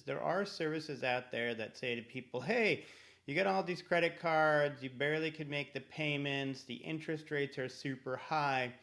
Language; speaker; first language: English; native; English